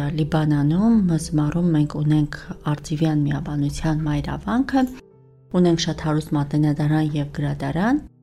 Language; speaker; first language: Armenian; native; Armenian